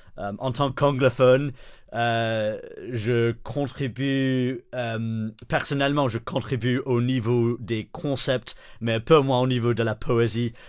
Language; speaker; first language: French; non-native, fluent; English